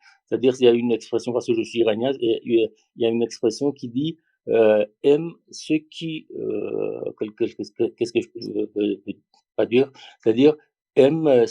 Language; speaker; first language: French; non-native, learner; Persian